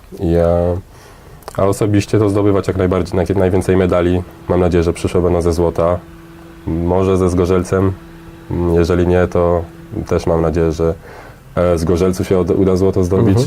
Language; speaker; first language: Polish; early bilingual, heritage; Polish